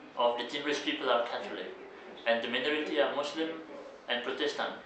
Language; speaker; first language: English; non-native, learner; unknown